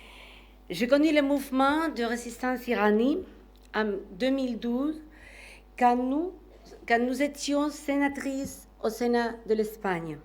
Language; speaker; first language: French; non-native, fluent; Spanish